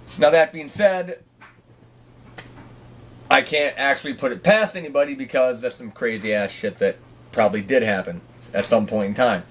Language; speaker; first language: English; native; English